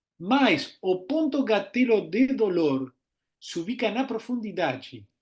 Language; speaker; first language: Portuguese; non-native, learner; Spanish